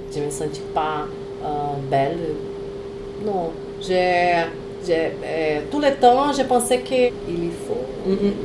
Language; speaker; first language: French; non-native, fluent; Portuguese